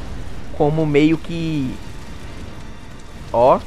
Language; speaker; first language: Portuguese; native; Portuguese